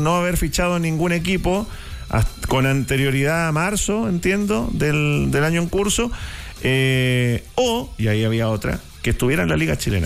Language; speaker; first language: Spanish; native; Spanish